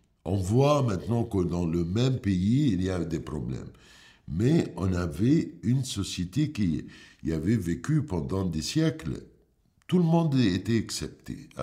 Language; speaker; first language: French; non-native, fluent; Arabic